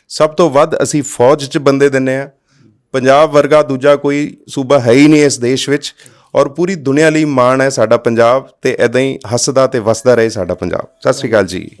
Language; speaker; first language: Punjabi; non-native, local second language; Hindi